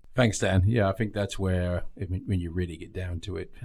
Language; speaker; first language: English; native; English